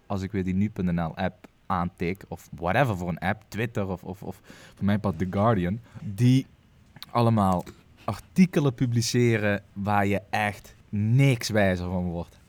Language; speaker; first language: Dutch; native; Dutch